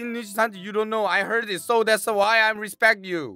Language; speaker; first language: English; non-native, learner; Korean